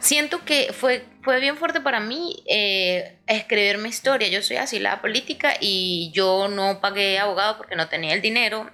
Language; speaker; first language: Spanish; native; Spanish